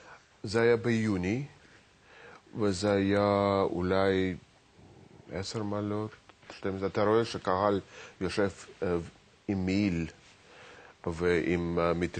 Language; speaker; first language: Hebrew; non-native, fluent; Russian